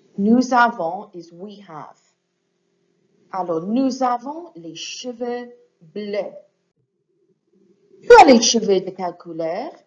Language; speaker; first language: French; non-native, fluent; English